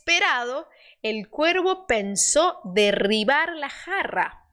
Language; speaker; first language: Spanish; non-native, fluent; Portuguese